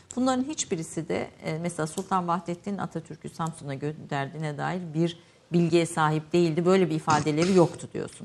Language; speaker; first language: Turkish; native; Turkish